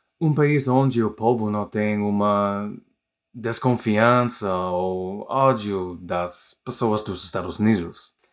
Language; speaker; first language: Portuguese; non-native, learner; English